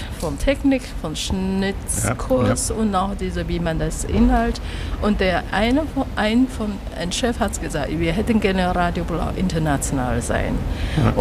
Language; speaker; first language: German; non-native, learner; Chinese